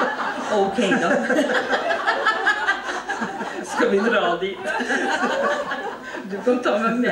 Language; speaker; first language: Norwegian; native; Norwegian